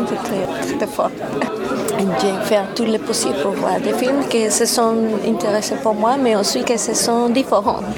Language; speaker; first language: French; non-native, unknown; Spanish